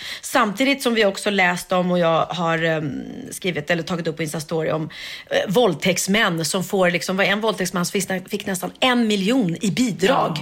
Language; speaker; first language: Swedish; native; Swedish